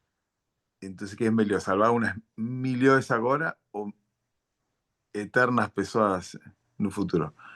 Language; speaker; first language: Portuguese; non-native, learner; Spanish